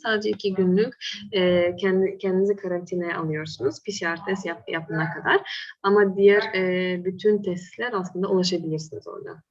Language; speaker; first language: Turkish; non-native, fluent; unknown